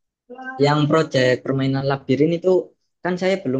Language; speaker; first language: Indonesian; native; Indonesian